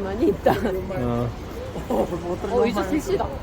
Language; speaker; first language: Korean; non-native, fluent; Japanese